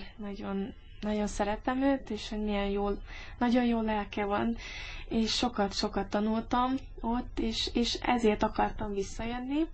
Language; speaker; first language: Hungarian; early bilingual, heritage; English